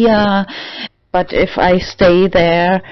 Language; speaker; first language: English; non-native, learner; German